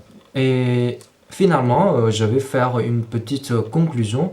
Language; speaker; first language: French; non-native, fluent; Chinese